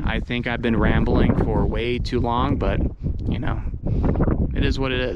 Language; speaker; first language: English; native; English